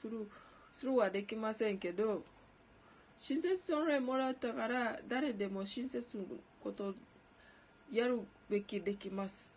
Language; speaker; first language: Japanese; non-native, learner; Ganda